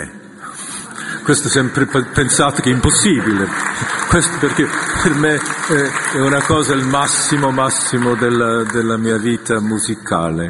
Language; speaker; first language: Italian; non-native, fluent; Korean